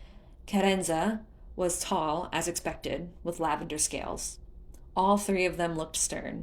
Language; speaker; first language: English; native; English